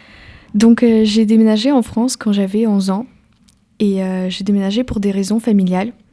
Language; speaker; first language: French; early bilingual, other home language; Ukrainian